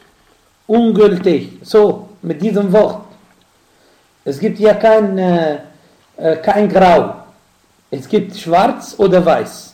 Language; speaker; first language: German; non-native, fluent; Arabic